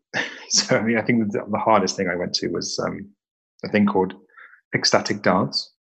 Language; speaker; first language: English; native; English